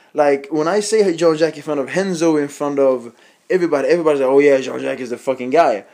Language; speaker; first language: English; non-native, fluent; Swedish